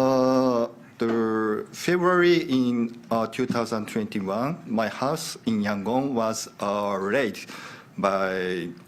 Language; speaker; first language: English; non-native, learner; Japanese